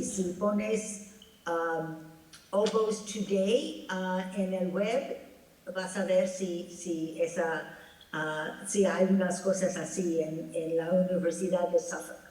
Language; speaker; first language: Spanish; non-native, fluent; English